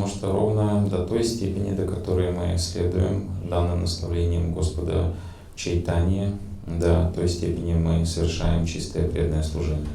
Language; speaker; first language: Russian; native; Russian